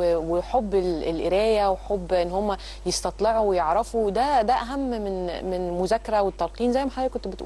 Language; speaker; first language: Arabic; native; Arabic